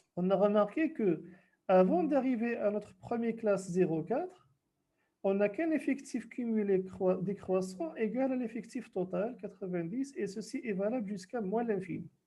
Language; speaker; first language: French; non-native, local second language; Arabic